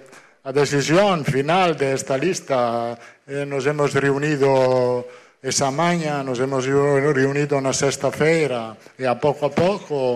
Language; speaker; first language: Portuguese; non-native, fluent; Italian